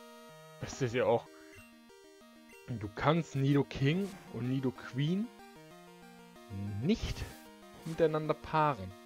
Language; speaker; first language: German; native; German